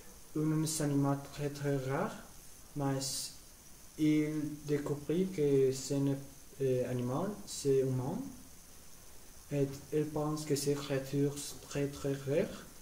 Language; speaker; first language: French; non-native, learner; Spanish